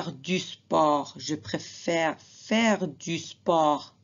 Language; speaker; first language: French; non-native, fluent; Arabic